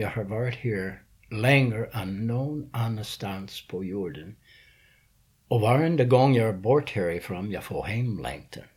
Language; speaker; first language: Swedish; non-native, fluent; English